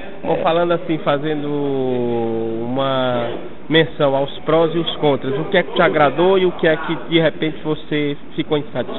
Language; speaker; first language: Portuguese; native; Portuguese